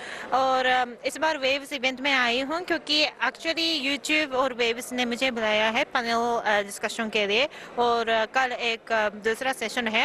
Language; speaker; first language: Hindi; non-native, fluent; Japanese